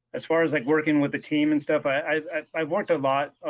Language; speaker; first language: English; native; English